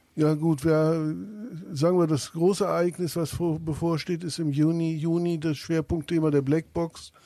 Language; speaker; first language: German; native; German